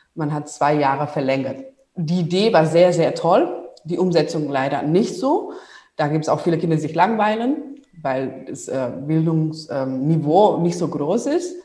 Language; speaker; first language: German; non-native, fluent; Spanish